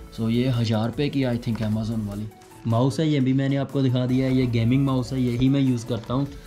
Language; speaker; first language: Hindi; native; Hindi